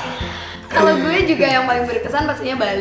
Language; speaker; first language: Indonesian; native; Indonesian